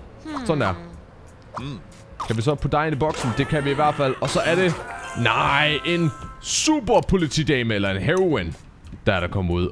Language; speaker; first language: Danish; native; Danish